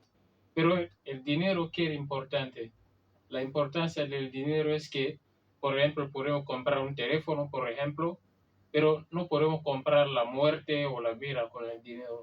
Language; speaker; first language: Spanish; non-native, learner; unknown